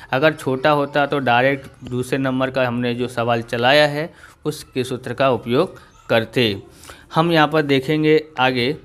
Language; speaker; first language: Hindi; non-native, local second language; Gujarati